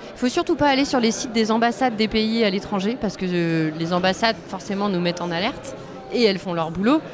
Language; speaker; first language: French; native; French